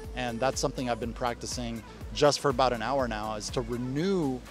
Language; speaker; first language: English; native; English